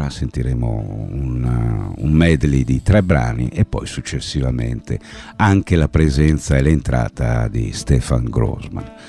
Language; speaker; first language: Italian; native; Italian